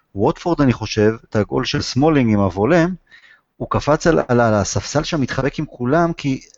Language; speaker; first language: Hebrew; native; Hebrew